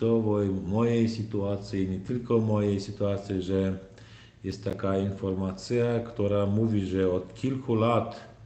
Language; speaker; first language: Polish; non-native, learner; Turkmen